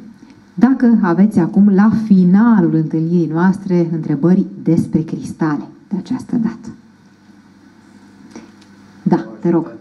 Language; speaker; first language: Romanian; native; Romanian